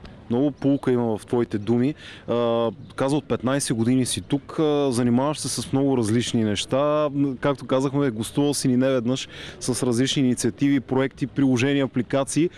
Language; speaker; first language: Bulgarian; native; Bulgarian